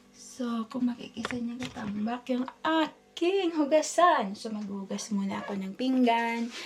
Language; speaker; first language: Filipino; native; Filipino